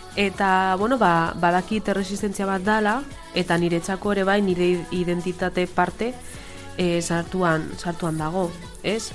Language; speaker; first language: Basque; non-native, local second language; Spanish